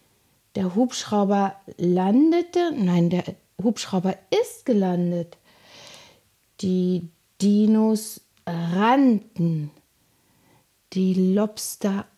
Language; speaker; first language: German; native; German